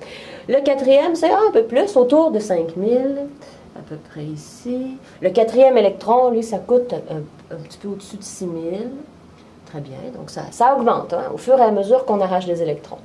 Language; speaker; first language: French; native; French